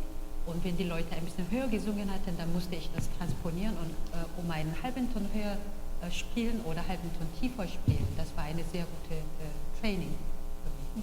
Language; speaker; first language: German; non-native, fluent; Korean